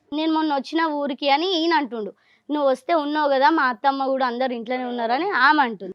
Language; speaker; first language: Telugu; native; Telugu